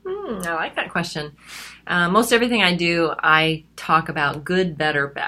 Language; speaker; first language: English; native; English